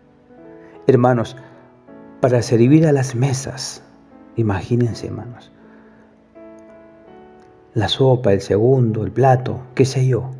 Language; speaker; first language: Spanish; native; Spanish